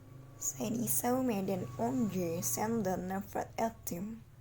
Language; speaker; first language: Turkish; non-native, learner; Indonesian